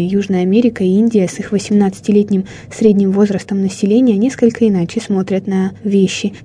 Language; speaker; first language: Russian; native; Russian